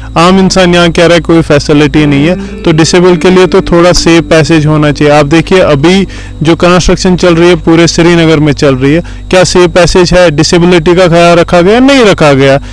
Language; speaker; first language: Urdu; non-native, local second language; Kashmiri